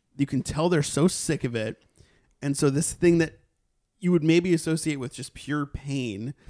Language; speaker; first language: English; native; English